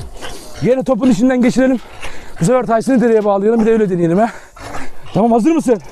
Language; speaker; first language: Turkish; native; Turkish